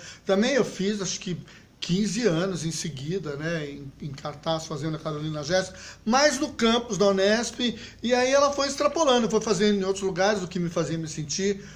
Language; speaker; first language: Portuguese; native; Portuguese